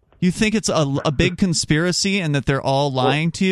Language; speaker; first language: English; native; English